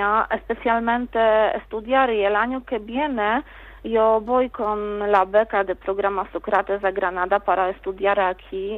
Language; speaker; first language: Spanish; non-native, fluent; Polish